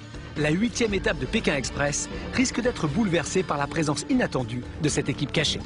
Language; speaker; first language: French; native; French